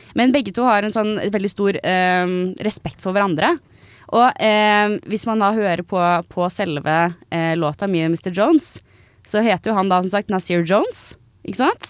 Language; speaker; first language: Norwegian; native; Norwegian